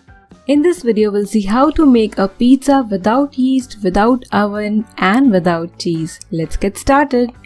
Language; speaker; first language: English; non-native, local second language; Hindi